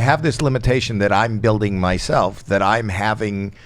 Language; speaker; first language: English; native; English